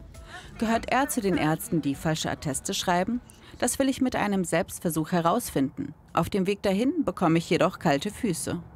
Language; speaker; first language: German; native; German